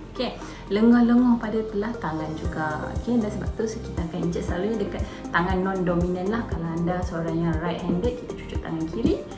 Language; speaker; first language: Malay; native; Malay